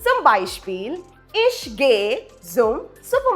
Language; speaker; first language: German; non-native, fluent; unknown